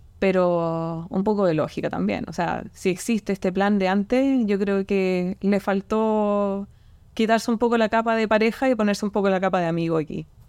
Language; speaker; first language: Spanish; native; Spanish